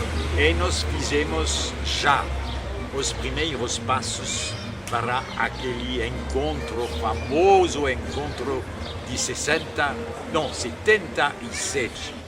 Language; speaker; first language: Portuguese; non-native, fluent; French